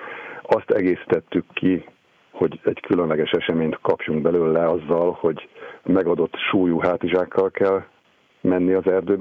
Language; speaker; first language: Hungarian; native; Hungarian